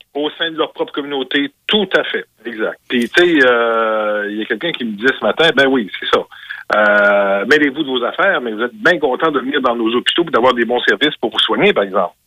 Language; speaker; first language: French; native; French